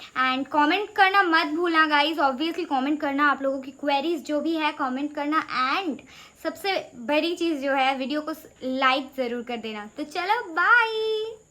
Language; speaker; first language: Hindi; non-native, local second language; Bangla